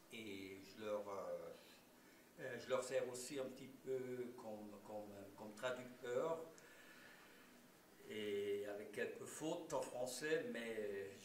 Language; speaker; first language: French; non-native, local second language; German